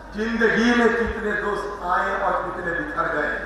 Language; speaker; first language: Hindi; non-native, local second language; Bangla